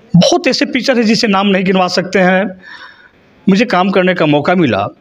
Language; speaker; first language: Hindi; non-native, local second language; Bhojpuri